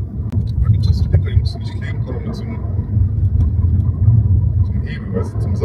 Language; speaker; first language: German; non-native, learner; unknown